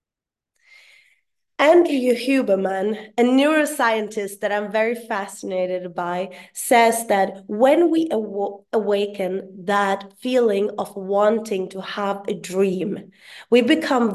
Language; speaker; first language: English; non-native, fluent; Swedish